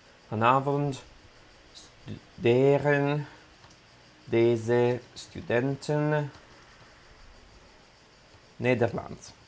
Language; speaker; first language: Dutch; non-native, fluent; Italian